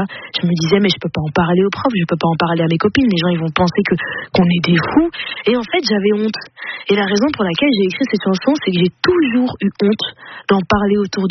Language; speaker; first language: French; native; French